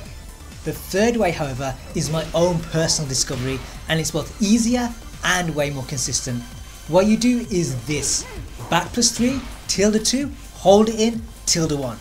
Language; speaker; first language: English; native; English